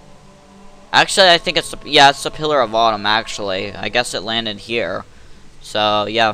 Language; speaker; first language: English; native; English